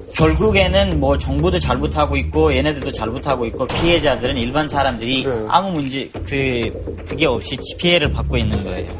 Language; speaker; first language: Korean; non-native, fluent; Urdu